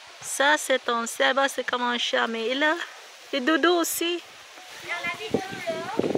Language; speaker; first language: French; non-native, learner; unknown